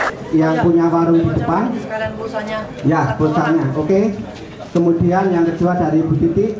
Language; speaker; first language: Indonesian; native; Indonesian